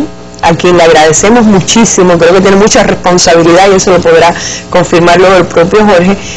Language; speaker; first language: Spanish; native; Spanish